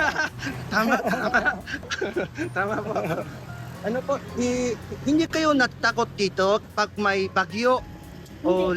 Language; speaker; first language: Filipino; non-native, fluent; Japanese